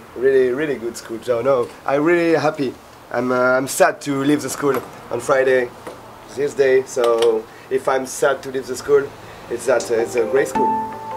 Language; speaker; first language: English; non-native, learner; French